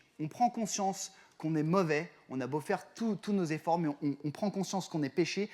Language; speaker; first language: French; native; French